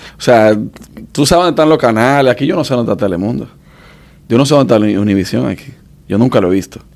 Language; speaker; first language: Spanish; native; Spanish